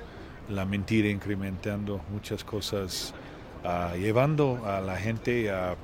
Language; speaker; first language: Spanish; non-native, learner; Portuguese